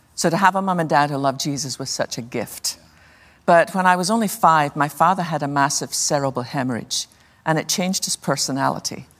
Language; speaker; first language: English; native; English